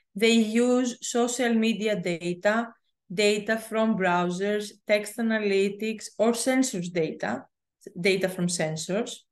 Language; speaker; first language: English; non-native, fluent; Greek